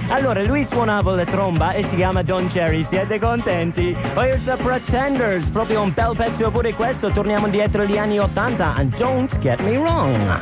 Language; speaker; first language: Italian; non-native, fluent; English